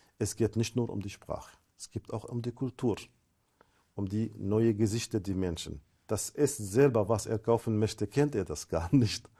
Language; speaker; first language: German; non-native, fluent; Arabic